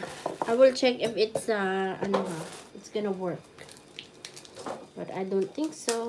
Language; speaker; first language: English; non-native, local second language; Filipino